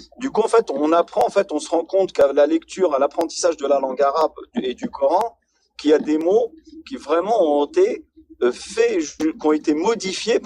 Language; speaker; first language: French; native; French